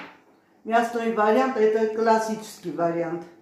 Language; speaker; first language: Russian; non-native, fluent; Armenian